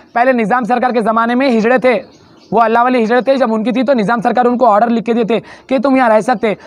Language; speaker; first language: Hindi; non-native, local second language; Urdu